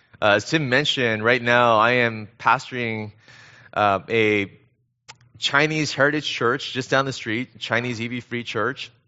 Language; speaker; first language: English; early bilingual, other home language; Korean